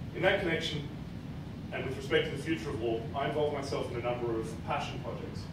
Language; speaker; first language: English; native; English